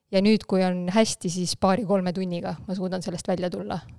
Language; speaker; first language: Estonian; non-native, local second language; Russian